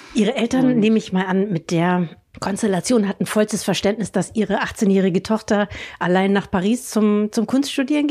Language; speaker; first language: German; native; German